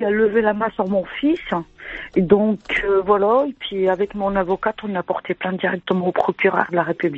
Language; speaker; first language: French; native; French